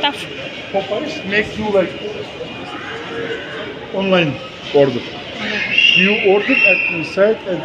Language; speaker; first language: English; non-native, learner; Turkish